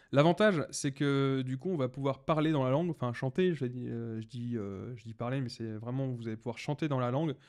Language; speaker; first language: French; native; French